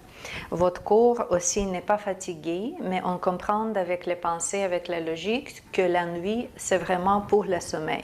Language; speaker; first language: French; non-native, fluent; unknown